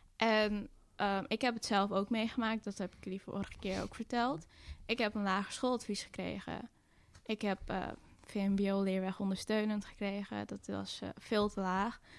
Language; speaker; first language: Dutch; early bilingual, other home language; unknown